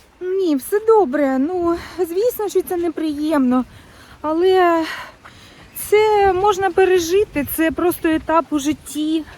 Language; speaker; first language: Ukrainian; non-native, local second language; Russian